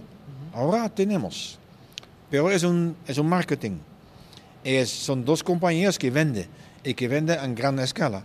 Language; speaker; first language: Spanish; non-native, fluent; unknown